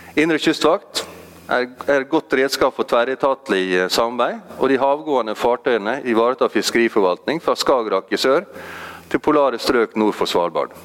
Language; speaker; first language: Norwegian; native; Norwegian